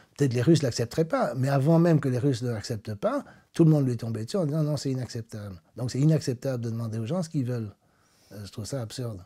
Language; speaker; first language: French; native; French